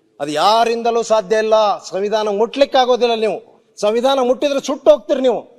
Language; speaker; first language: Kannada; native; Kannada